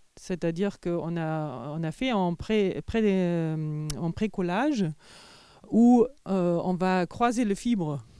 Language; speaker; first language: French; non-native, fluent; German